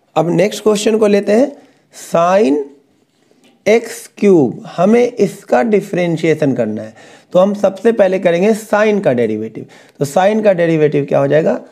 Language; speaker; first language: Hindi; native; Hindi